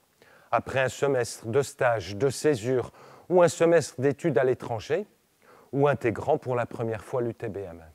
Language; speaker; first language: French; native; French